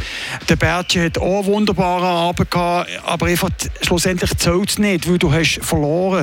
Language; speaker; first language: German; native; German